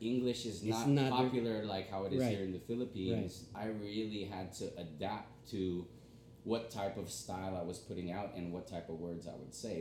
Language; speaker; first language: English; native; English